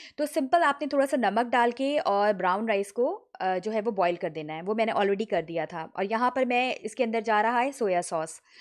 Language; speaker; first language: Urdu; native; Urdu